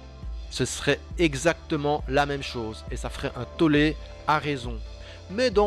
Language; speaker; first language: French; native; French